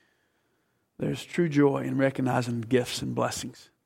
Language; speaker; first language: English; native; English